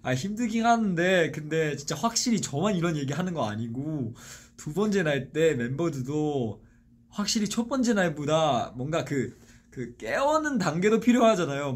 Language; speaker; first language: Korean; non-native, fluent; Chinese